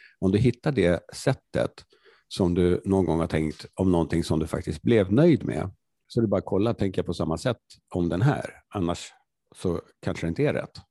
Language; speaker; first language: Swedish; native; Swedish